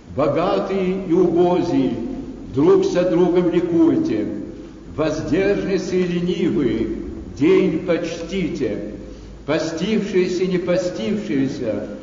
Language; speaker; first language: Russian; native; Russian